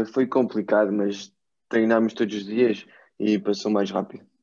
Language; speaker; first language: Portuguese; early bilingual, heritage; Portuguese